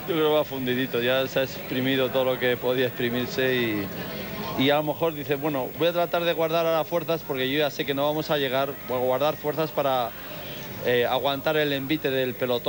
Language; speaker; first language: Spanish; native; Spanish